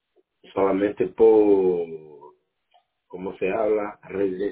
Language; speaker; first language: Spanish; non-native, learner; Portuguese